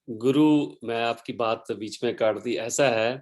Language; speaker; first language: Hindi; non-native, local second language; Punjabi